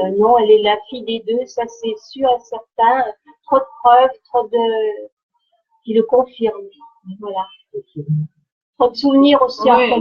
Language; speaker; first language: French; native; French